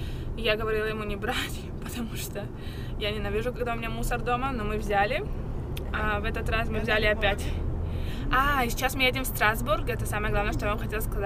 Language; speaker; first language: Russian; early bilingual, heritage; Russian